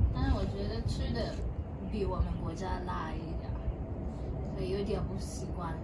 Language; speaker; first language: Chinese; non-native, learner; Russian